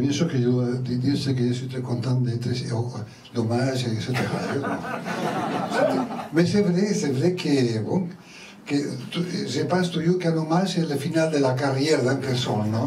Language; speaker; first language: French; non-native, learner; Spanish